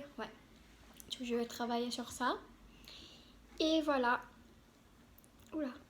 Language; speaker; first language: French; non-native, learner; Korean